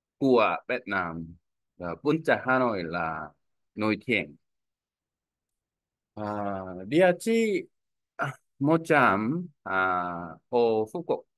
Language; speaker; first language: Vietnamese; non-native, learner; Korean